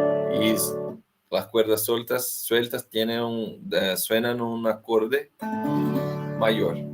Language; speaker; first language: Spanish; non-native, fluent; Portuguese